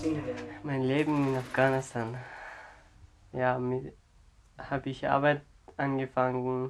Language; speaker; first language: German; non-native, learner; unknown